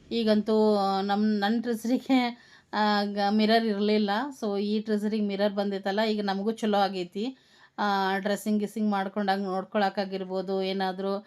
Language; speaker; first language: Kannada; native; Kannada